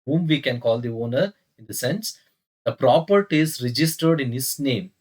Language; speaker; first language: English; non-native, local second language; Kannada